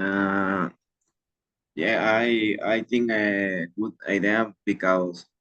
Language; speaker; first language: English; non-native, learner; Spanish